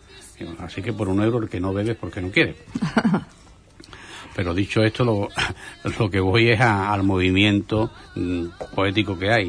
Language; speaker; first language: Spanish; native; Spanish